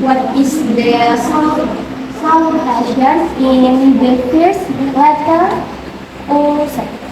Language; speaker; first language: English; non-native, learner; Indonesian